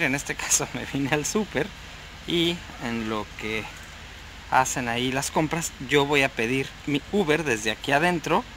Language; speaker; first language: Spanish; native; Spanish